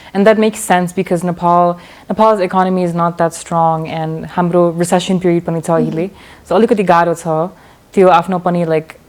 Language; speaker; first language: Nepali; early bilingual, heritage; English